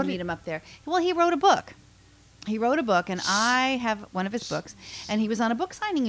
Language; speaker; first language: English; native; English